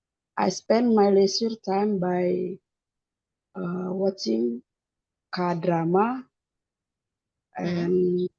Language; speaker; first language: English; non-native, learner; Indonesian